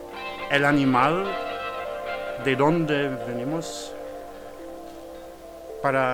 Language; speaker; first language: Spanish; non-native, learner; French